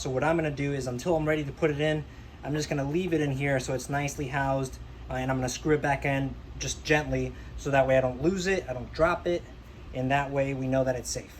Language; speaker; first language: English; native; English